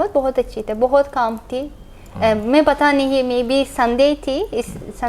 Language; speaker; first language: Hindi; non-native, learner; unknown